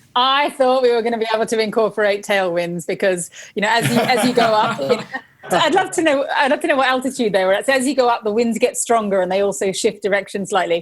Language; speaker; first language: English; native; English